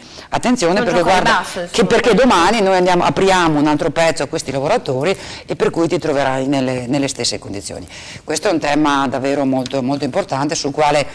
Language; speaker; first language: Italian; native; Italian